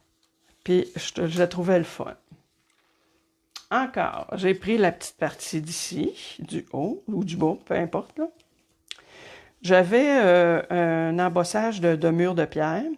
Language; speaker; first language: French; native; French